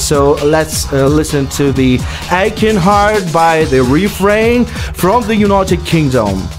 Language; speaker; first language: English; non-native, fluent; Ukrainian